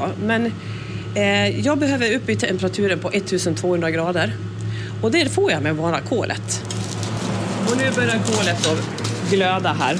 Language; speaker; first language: Swedish; native; Swedish